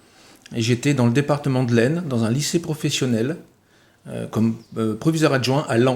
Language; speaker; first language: French; native; French